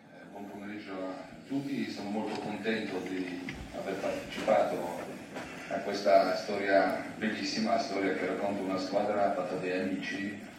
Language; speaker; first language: Italian; non-native, fluent; Polish